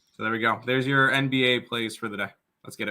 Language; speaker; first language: English; native; English